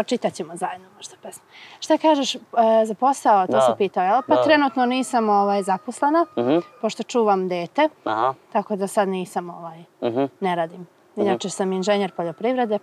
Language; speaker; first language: Serbian; native; Serbian